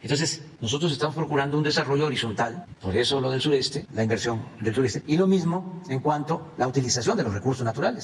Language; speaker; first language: Spanish; native; Spanish